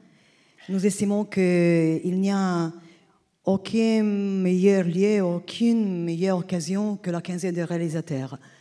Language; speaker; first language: French; non-native, learner; Italian